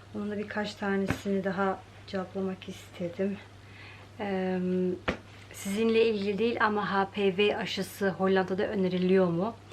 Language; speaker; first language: Turkish; early bilingual, heritage; Turkish